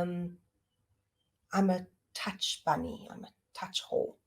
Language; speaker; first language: English; native; English